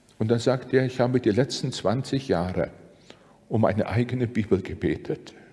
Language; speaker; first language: German; non-native, fluent; Latvian